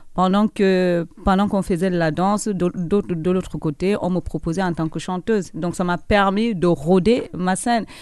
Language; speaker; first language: French; non-native, local second language; Fula